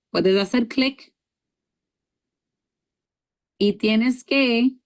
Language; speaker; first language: Spanish; early bilingual, heritage; English